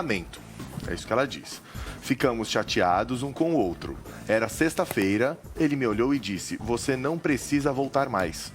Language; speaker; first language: Portuguese; native; Portuguese